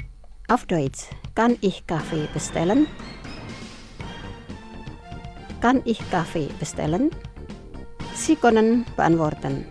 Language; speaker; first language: German; non-native, fluent; Indonesian